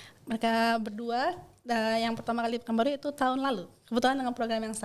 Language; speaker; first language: Indonesian; non-native, fluent; Japanese